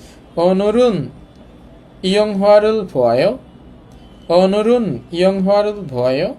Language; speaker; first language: Korean; non-native, fluent; Bangla